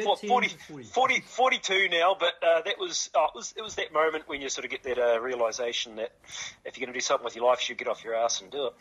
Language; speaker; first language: English; native; English